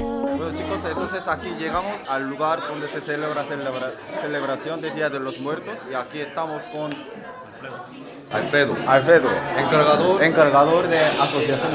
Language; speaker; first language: Spanish; non-native, fluent; Korean